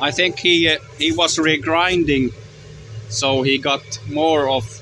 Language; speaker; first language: English; non-native, learner; Swedish